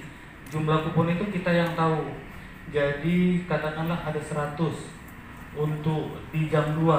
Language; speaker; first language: Indonesian; native; Indonesian